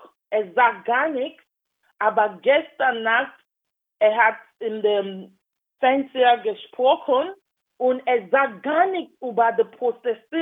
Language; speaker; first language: German; non-native, learner; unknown